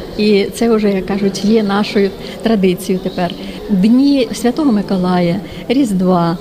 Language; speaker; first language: Ukrainian; native; Ukrainian